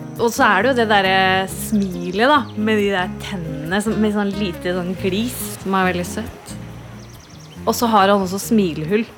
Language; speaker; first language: Norwegian; native; Norwegian